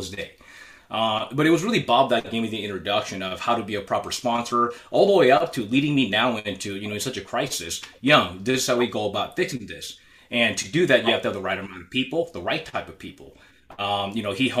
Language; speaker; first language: English; native; English